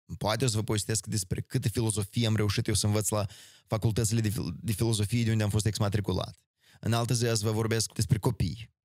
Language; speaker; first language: Romanian; native; Romanian